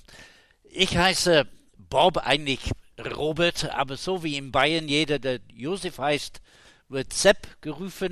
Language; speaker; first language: German; non-native, fluent; English